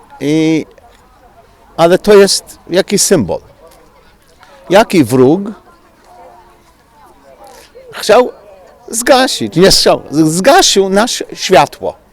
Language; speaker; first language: Polish; non-native, learner; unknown